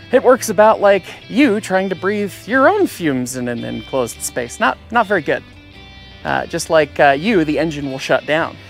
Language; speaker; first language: English; native; English